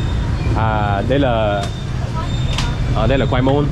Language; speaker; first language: Vietnamese; non-native, learner; English